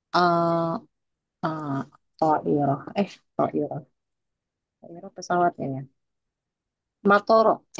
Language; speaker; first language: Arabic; non-native, learner; Indonesian